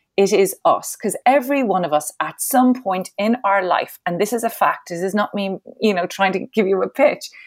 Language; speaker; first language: English; native; English